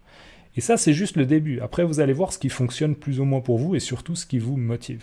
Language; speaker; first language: French; native; French